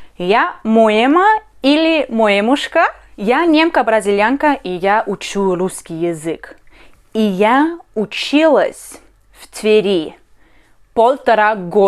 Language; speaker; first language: Russian; non-native, learner; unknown